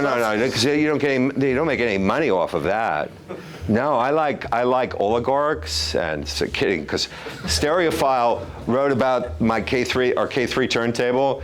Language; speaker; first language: English; native; English